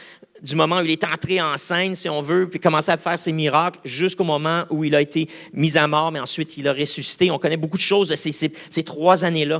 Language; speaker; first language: French; native; French